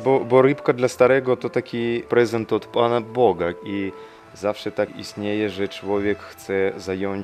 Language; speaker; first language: Polish; non-native, learner; Russian